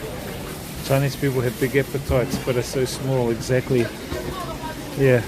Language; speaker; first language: English; native; English